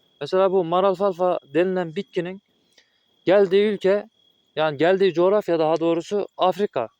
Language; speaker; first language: Turkish; native; Turkish